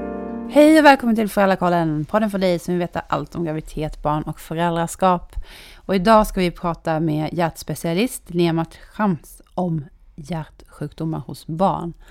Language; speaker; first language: Swedish; native; Swedish